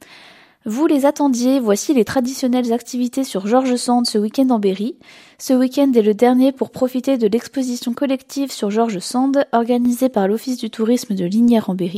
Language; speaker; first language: French; native; French